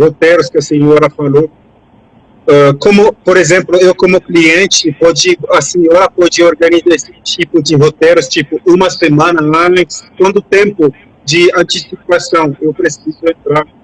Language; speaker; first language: Portuguese; non-native, fluent; French